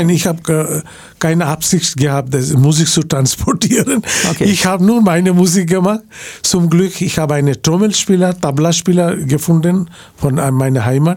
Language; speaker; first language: German; non-native, fluent; Bangla